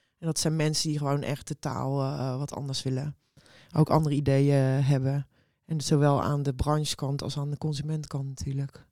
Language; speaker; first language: Dutch; native; Dutch